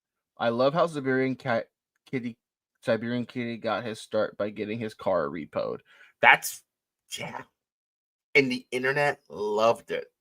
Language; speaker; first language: English; native; English